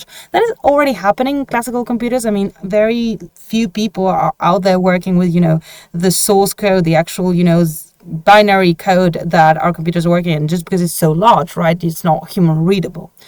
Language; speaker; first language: English; non-native, fluent; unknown